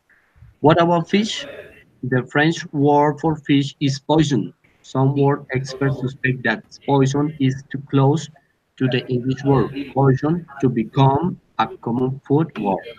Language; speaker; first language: English; non-native, learner; Spanish